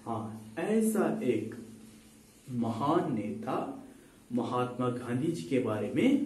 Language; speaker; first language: Hindi; non-native, local second language; Kannada